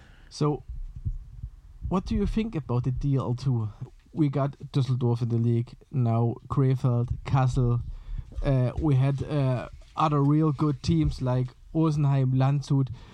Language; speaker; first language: English; non-native, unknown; German